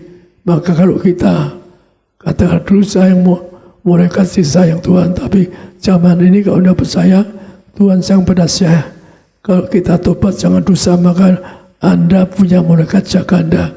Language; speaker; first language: Indonesian; native; Indonesian